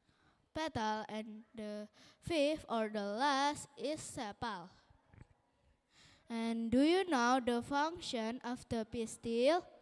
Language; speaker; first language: English; non-native, learner; Indonesian